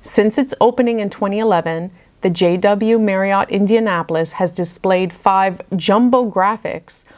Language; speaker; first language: English; native; English